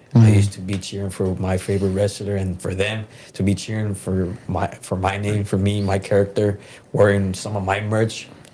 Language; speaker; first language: English; early bilingual, other home language; Spanish